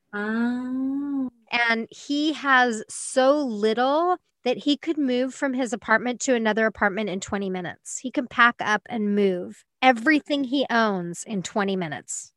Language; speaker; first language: English; native; English